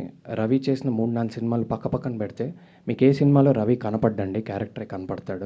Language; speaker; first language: Telugu; native; Telugu